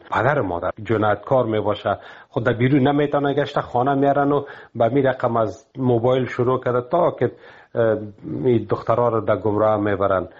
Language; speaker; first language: Persian; native; Persian